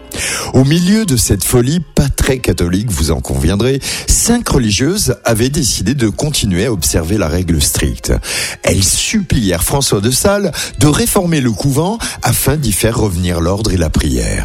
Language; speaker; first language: French; native; French